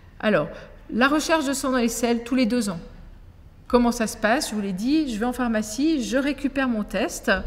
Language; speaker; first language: French; native; French